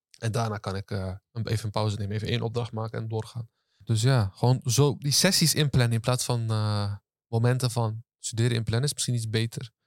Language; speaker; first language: Dutch; early bilingual, other home language; Turkish